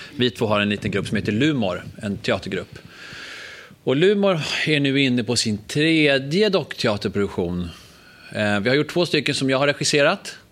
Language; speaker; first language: Swedish; native; Swedish